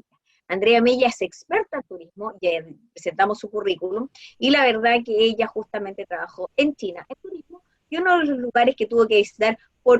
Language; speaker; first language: Spanish; native; Spanish